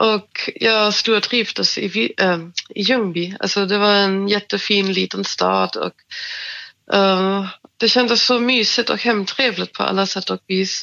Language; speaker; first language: Swedish; non-native, fluent; German